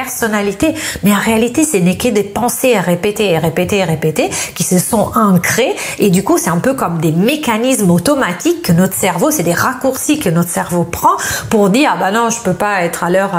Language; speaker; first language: French; non-native, fluent; Italian